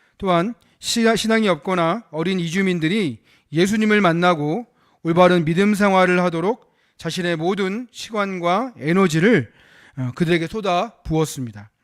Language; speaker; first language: Korean; native; Korean